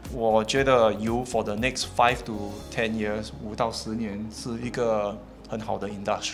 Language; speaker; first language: Chinese; non-native, local second language; English